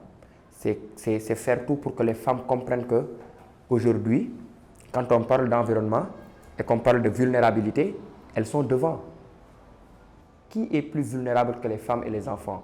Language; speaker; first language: French; non-native, local second language; Wolof